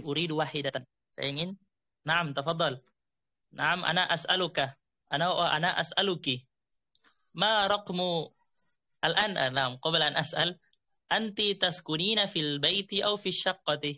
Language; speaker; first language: Arabic; non-native, fluent; Indonesian